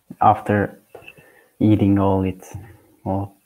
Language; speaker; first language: English; non-native, learner; Turkish